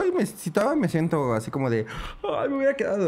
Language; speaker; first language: Spanish; native; Spanish